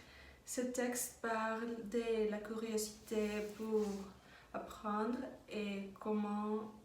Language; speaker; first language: French; non-native, learner; Spanish